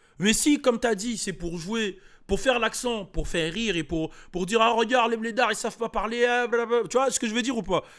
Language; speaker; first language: French; early bilingual, other home language; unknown